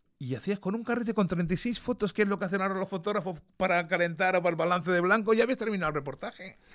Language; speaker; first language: Spanish; early bilingual, other home language; English